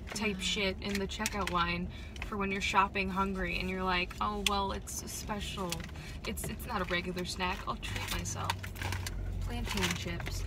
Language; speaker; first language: English; native; English